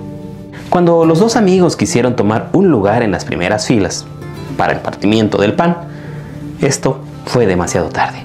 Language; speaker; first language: Spanish; native; Spanish